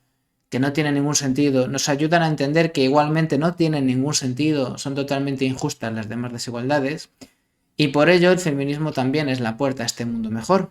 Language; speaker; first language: Spanish; native; Spanish